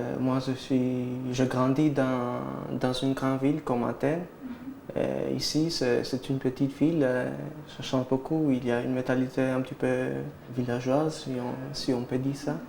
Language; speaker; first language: French; non-native, learner; Greek